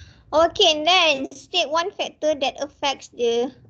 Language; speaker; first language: English; non-native, local second language; Malay